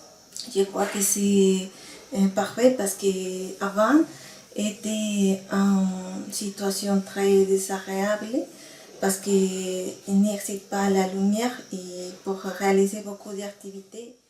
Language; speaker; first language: French; non-native, learner; Spanish